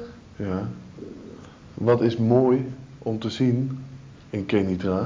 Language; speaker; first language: Dutch; native; Dutch